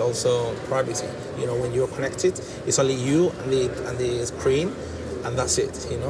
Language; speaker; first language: English; non-native, fluent; Spanish